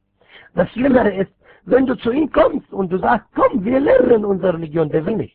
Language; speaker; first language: German; non-native, fluent; Arabic